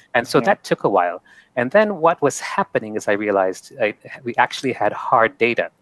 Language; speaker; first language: English; native; English